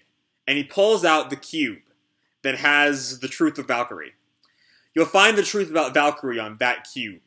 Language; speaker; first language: English; native; English